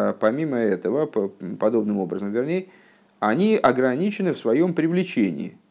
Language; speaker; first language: Russian; native; Russian